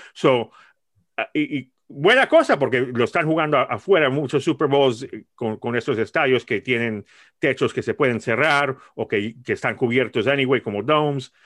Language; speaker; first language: Spanish; early bilingual, heritage; Spanish